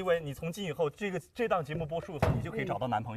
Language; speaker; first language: Chinese; native; Chinese